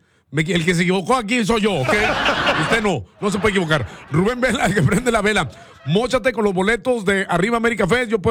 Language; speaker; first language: Spanish; native; Spanish